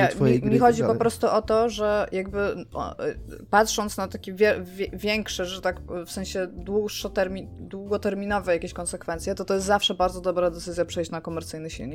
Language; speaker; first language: Polish; native; Polish